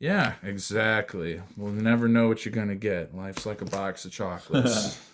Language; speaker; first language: English; native; English